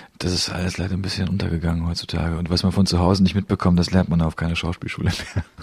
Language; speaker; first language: German; early bilingual, other home language; Polish